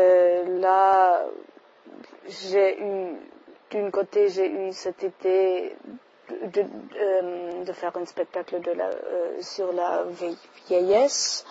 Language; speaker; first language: French; non-native, fluent; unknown